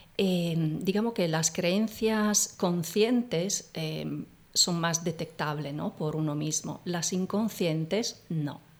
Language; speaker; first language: Spanish; non-native, fluent; Italian